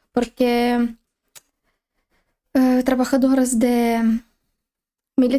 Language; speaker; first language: Spanish; non-native, learner; Ukrainian